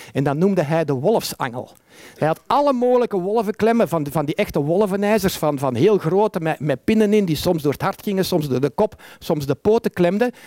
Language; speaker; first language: Dutch; native; Dutch